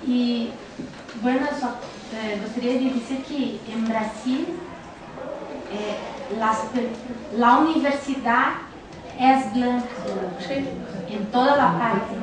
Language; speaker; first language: Spanish; non-native, learner; Portuguese